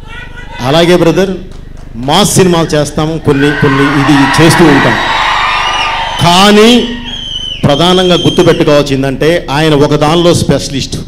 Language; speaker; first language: Telugu; native; Telugu